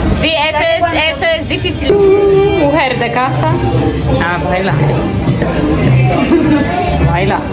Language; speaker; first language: Spanish; non-native, learner; Polish